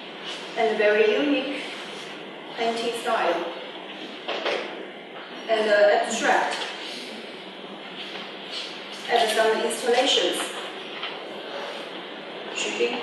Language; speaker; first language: English; non-native, learner; Chinese